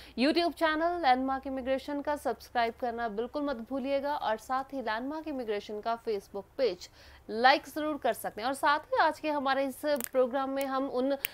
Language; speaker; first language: Hindi; non-native, local second language; Punjabi